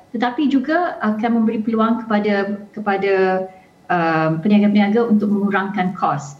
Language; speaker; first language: Malay; native; Malay